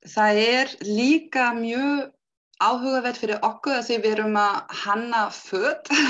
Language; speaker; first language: Icelandic; non-native, learner; German